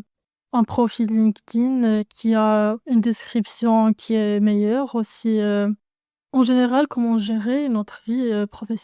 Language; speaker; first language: French; non-native, fluent; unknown